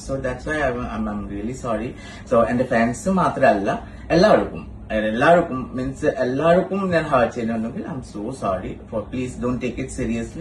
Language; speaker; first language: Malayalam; non-native, fluent; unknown